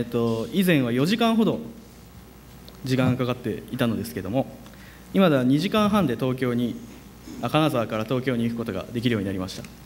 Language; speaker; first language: Japanese; native; Japanese